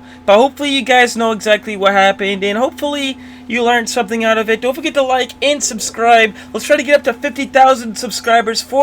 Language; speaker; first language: English; native; English